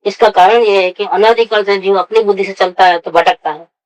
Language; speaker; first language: Hindi; non-native, local second language; Gujarati